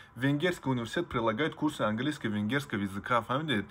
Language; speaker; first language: Russian; non-native, local second language; Tajik